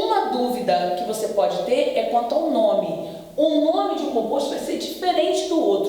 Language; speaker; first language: Portuguese; native; Portuguese